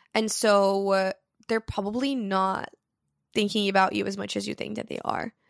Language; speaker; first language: English; early bilingual, other home language; Portuguese